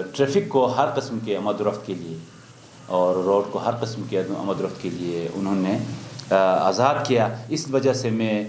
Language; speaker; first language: Urdu; non-native, local second language; Khowar